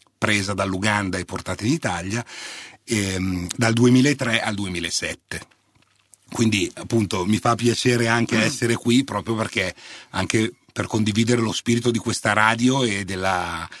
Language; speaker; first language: Italian; native; Italian